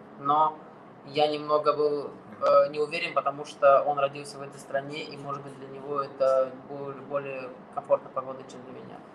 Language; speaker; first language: Russian; non-native, fluent; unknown